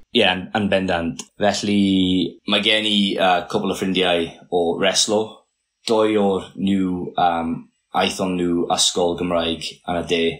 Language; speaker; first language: Welsh; non-native, local second language; English